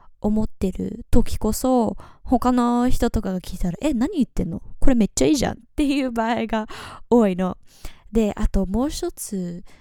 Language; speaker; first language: Japanese; early bilingual, heritage; Japanese